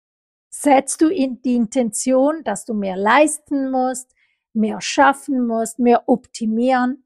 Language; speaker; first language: German; non-native, fluent; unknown